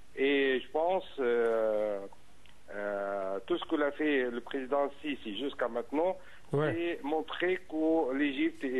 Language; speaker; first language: French; non-native, fluent; Arabic